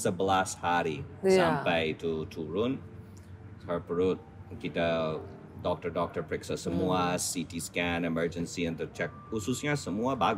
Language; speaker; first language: Indonesian; non-native, fluent; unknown